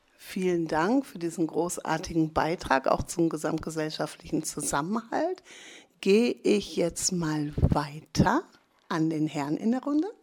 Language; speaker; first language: German; native; German